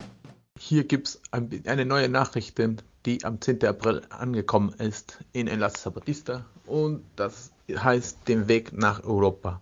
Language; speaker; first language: German; non-native, fluent; Spanish